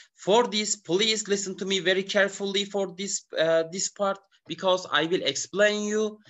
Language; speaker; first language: English; non-native, learner; Turkish